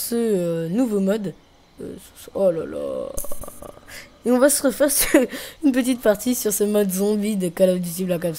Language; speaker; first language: French; native; French